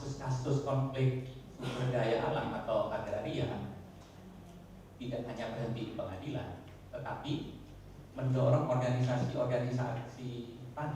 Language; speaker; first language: Indonesian; native; Indonesian